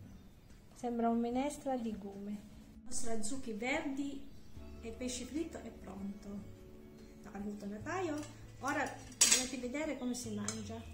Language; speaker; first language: Italian; non-native, learner; Filipino